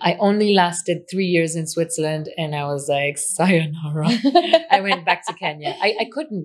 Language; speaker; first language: English; non-native, local second language; Swahili